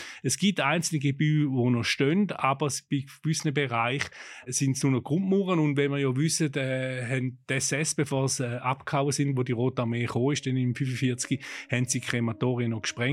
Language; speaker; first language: German; native; German